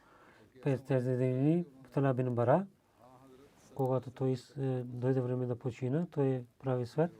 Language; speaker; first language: Bulgarian; non-native, learner; Urdu